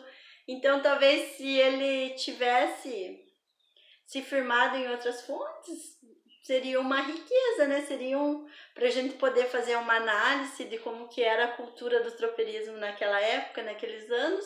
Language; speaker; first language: Portuguese; native; Portuguese